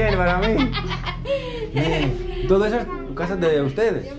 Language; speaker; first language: Spanish; non-native, learner; Greek